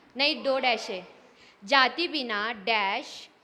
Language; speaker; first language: Hindi; non-native, local second language; Marathi